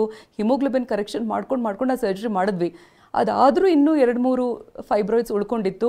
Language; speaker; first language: Kannada; native; Kannada